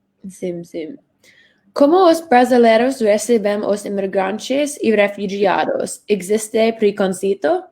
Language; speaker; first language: Portuguese; non-native, learner; English